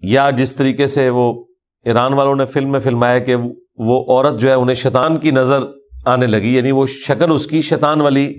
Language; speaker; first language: Urdu; non-native, local second language; Punjabi